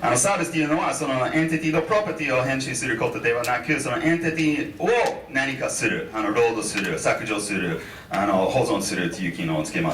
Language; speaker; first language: Japanese; non-native, fluent; English